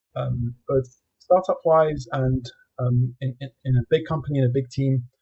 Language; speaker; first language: English; native; English